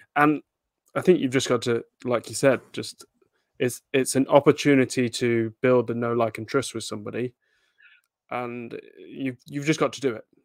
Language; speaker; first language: English; native; English